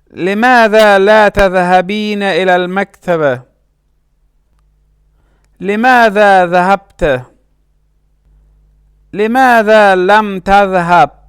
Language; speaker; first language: Arabic; non-native, fluent; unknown